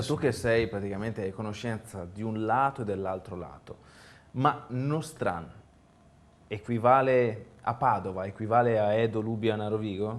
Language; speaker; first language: Italian; native; Italian